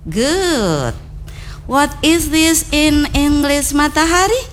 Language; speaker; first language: English; non-native, learner; Javanese